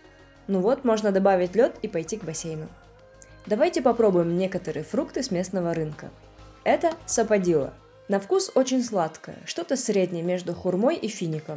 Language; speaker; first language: Russian; native; Russian